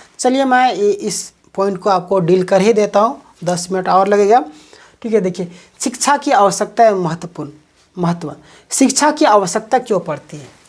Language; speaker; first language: Hindi; native; Hindi